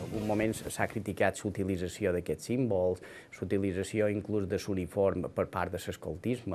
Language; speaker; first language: Catalan; native; Catalan